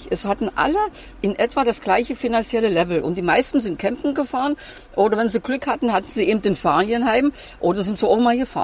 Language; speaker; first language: German; native; German